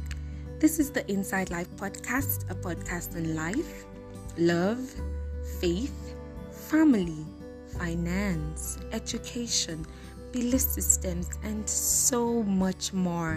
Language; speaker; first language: English; non-native, local second language; Yoruba